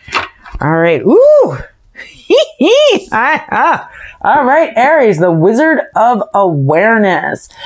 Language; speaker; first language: English; native; English